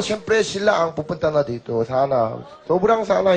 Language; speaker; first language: Filipino; non-native, learner; Korean